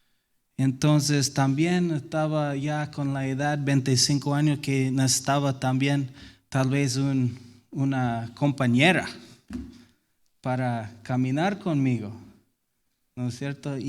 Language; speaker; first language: Spanish; non-native, fluent; English